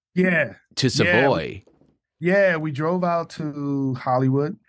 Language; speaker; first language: English; native; English